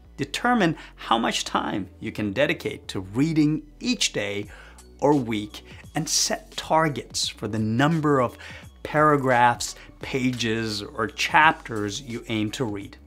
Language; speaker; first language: English; non-native, fluent; Chinese